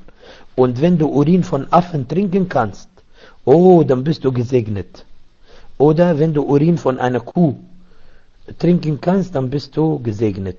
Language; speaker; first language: German; non-native, fluent; Arabic